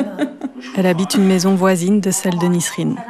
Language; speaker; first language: French; native; French